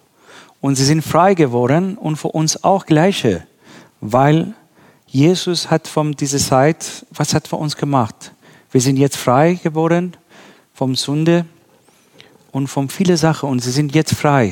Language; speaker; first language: German; non-native, learner; Persian